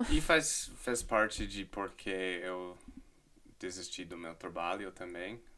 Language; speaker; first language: Portuguese; non-native, fluent; English